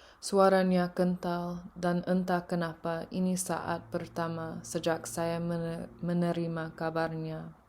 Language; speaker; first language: Indonesian; early bilingual, heritage; English